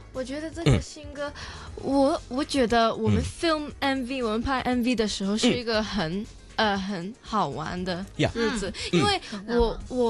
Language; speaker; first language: Chinese; non-native, local second language; Cantonese